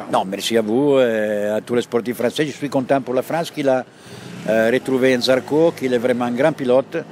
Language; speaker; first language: French; non-native, fluent; Italian